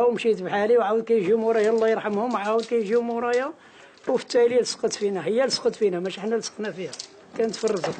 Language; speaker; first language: Arabic; native; Arabic